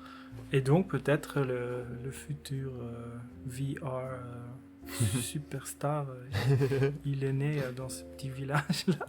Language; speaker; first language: French; non-native, local second language; Dutch